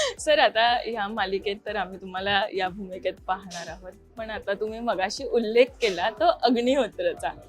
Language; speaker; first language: Marathi; native; Marathi